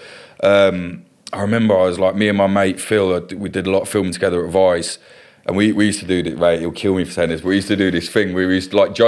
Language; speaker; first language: English; native; English